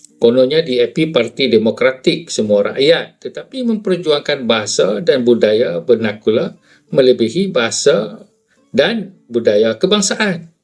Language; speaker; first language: Malay; native; Malay